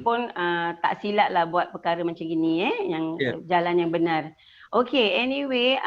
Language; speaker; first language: Malay; native; Malay